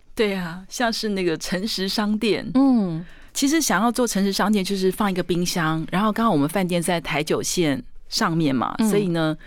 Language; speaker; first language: Chinese; native; Chinese